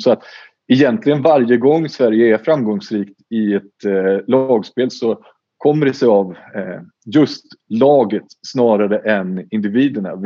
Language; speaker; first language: Swedish; native; Swedish